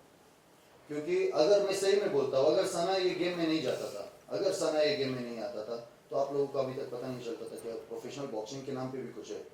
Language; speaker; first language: Hindi; non-native, fluent; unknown